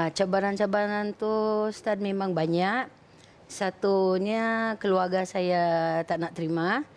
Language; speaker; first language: Malay; non-native, fluent; Filipino